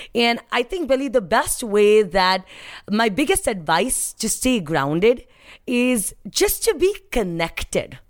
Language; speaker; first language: English; non-native, local second language; Hindi